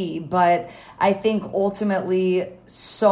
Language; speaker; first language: English; native; English